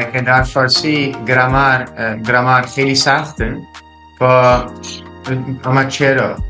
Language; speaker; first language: Persian; non-native, learner; Dutch